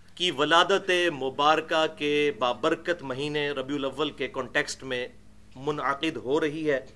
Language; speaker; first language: Urdu; non-native, local second language; Punjabi